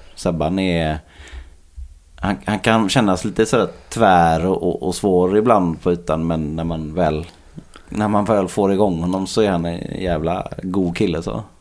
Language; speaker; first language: Swedish; native; Swedish